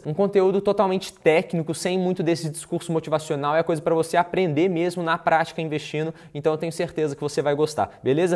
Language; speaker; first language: Portuguese; native; Portuguese